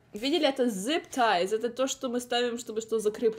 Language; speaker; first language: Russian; early bilingual, heritage; Russian